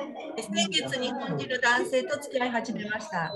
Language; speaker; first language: Japanese; non-native, learner; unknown